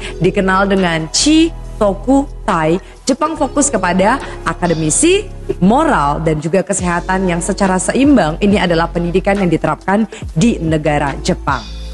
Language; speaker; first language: Indonesian; native; Indonesian